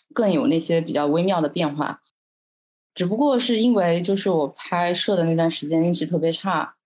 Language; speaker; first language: Chinese; native; Chinese